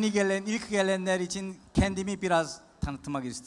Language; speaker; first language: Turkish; non-native, fluent; Korean